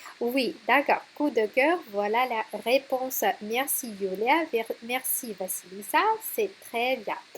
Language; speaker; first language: French; non-native, fluent; Russian